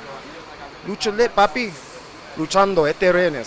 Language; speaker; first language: Spanish; early bilingual, heritage; English